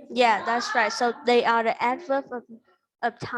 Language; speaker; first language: English; non-native, fluent; Vietnamese